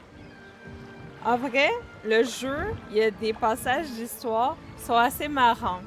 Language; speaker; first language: French; native; French